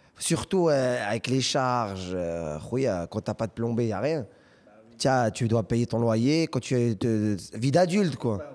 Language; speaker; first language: French; non-native, local second language; Arabic